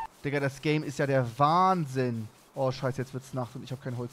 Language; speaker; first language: German; native; German